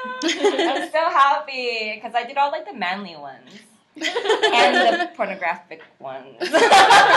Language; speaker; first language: English; native; English